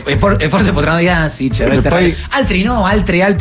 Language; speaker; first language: Italian; native; Italian